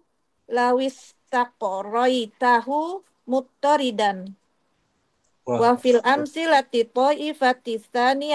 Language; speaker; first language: Arabic; non-native, learner; Indonesian